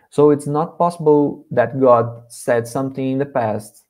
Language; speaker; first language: English; non-native, learner; Portuguese